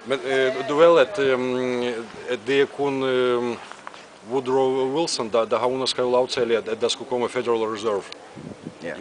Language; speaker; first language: Danish; non-native, fluent; Russian